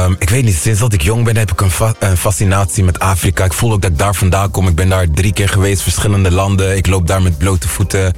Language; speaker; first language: Dutch; non-native, local second language; Papiamento